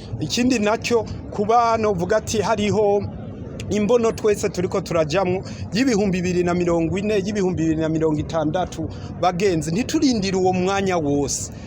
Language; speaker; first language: Rundi; early bilingual, heritage; Rundi